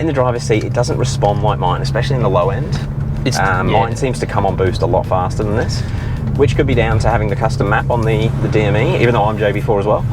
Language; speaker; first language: English; native; English